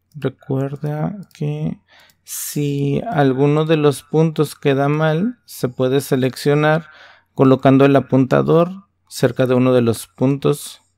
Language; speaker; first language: Spanish; native; Spanish